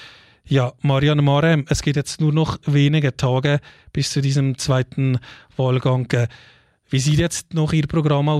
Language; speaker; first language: German; native; German